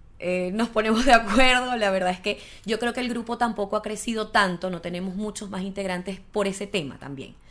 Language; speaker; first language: Spanish; native; Spanish